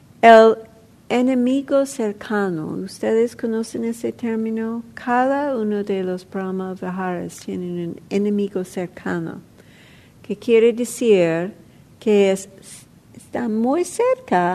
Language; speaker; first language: Spanish; non-native, fluent; English